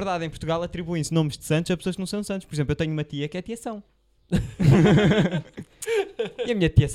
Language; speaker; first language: Portuguese; native; Portuguese